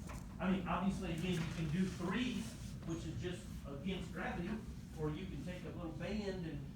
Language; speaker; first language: English; native; English